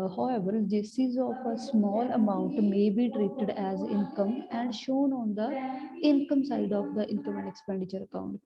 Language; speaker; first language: English; non-native, local second language; Punjabi